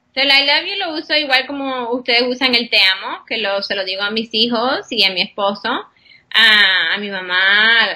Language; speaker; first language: Spanish; non-native, fluent; English